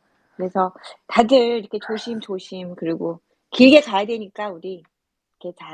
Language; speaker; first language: Korean; native; Korean